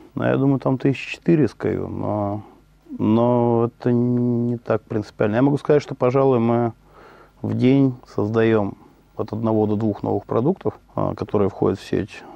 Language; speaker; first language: Russian; native; Russian